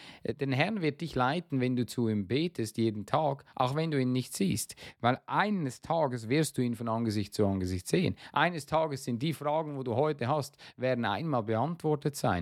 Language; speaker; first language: German; non-native, fluent; English